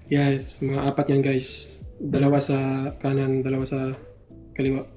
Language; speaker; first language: Filipino; native; Filipino